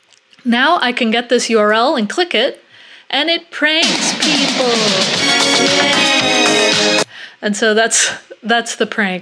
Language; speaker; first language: English; native; English